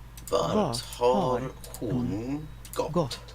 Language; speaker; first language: Swedish; non-native, learner; English